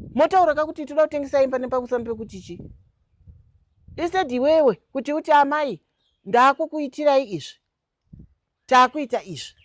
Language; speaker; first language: Shona; native; Shona